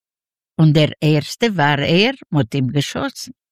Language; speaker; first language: German; non-native, learner; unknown